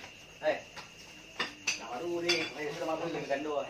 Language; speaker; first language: Indonesian; non-native, local second language; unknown